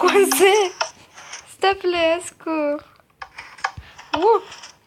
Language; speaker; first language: French; native; French